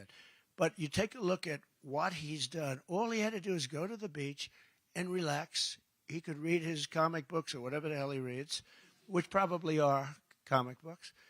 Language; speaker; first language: English; native; English